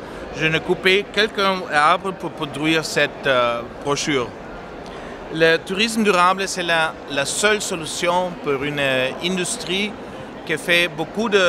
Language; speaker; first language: French; non-native, fluent; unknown